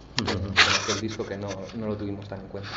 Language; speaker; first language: Spanish; native; Spanish